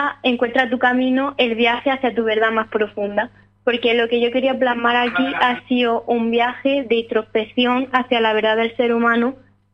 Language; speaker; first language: Spanish; native; Spanish